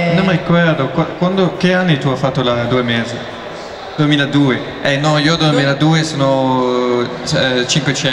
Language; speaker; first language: Italian; non-native, learner; French